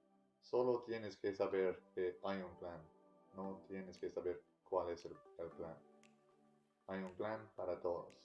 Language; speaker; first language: Spanish; non-native, learner; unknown